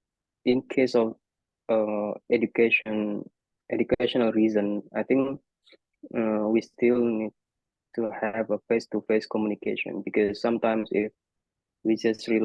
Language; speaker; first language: English; non-native, fluent; Indonesian